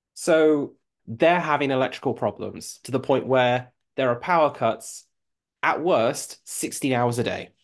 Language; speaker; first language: English; native; English